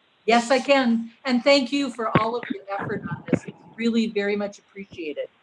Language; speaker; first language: English; native; English